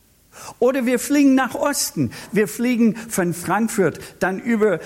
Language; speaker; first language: German; non-native, fluent; English